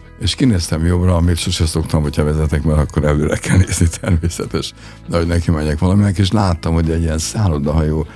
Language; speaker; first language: Hungarian; native; Hungarian